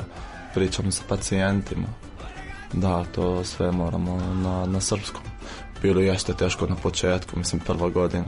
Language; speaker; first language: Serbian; non-native, fluent; Arabic